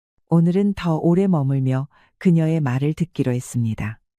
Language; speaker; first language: Korean; native; Korean